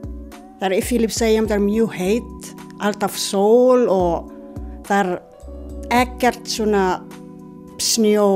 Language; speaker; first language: Icelandic; non-native, learner; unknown